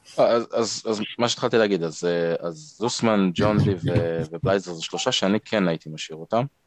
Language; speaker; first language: Hebrew; native; Hebrew